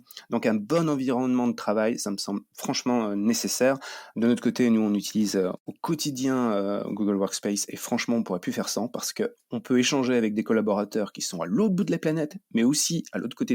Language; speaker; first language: French; native; French